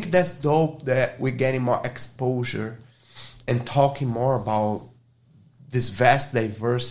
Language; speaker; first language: English; non-native, fluent; Portuguese